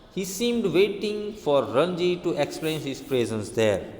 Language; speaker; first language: English; non-native, local second language; Hindi